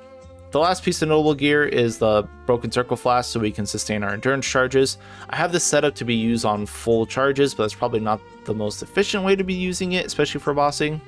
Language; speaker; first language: English; native; English